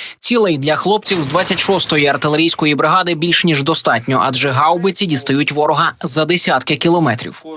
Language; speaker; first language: Ukrainian; native; Ukrainian